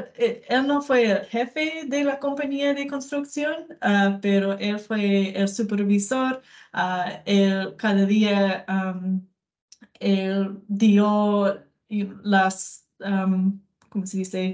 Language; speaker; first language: Spanish; non-native, learner; English